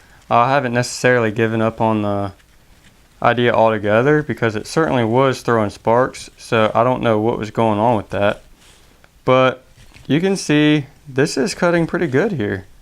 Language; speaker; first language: English; native; English